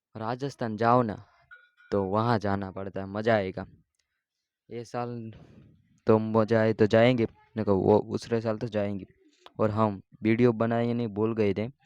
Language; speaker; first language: Hindi; non-native, local second language; Gujarati